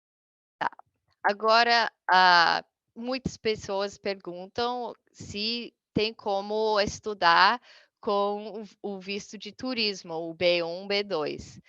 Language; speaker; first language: Portuguese; non-native, fluent; English